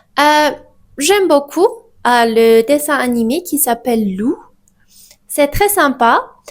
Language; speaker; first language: French; non-native, fluent; Persian